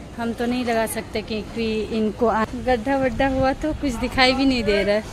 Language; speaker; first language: Hindi; non-native, local second language; Gujarati